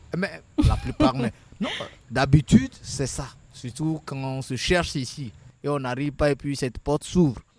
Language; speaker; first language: French; non-native, local second language; Ewe